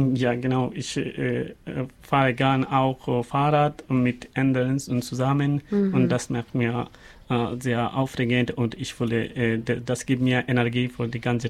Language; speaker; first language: German; non-native, learner; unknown